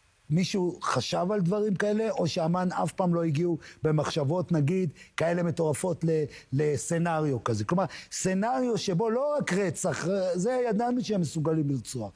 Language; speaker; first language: Hebrew; native; Hebrew